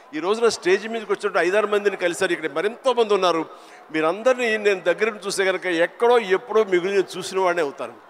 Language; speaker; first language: Telugu; native; Telugu